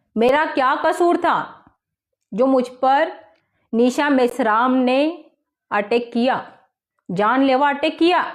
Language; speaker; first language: Hindi; non-native, local second language; Marathi